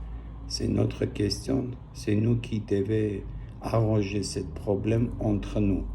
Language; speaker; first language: French; non-native, learner; Armenian